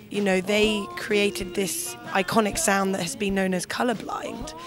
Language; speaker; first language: English; native; English